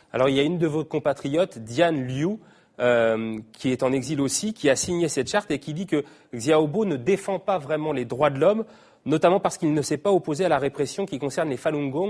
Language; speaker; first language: French; native; French